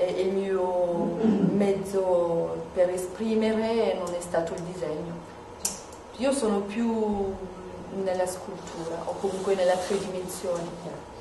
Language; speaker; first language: Italian; non-native, fluent; French